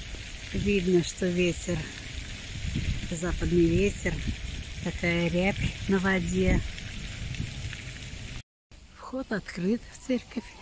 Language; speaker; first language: Russian; native; Russian